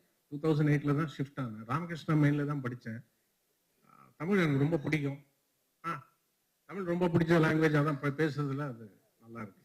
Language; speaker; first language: Tamil; non-native, local second language; Telugu